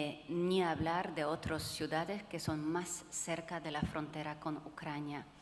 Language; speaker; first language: Spanish; non-native, fluent; Polish